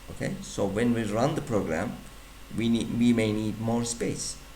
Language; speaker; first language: English; non-native, fluent; Turkish